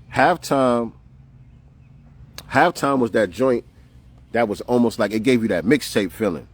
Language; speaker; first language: English; native; English